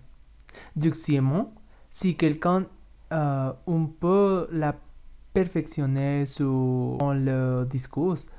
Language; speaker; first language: French; non-native, learner; Spanish